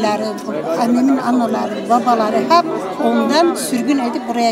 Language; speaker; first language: Turkish; early bilingual, heritage; Turkish